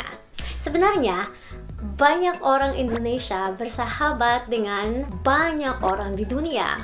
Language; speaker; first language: Indonesian; non-native, learner; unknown